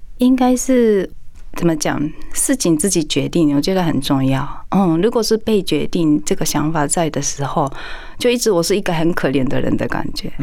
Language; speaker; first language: Chinese; non-native, fluent; Japanese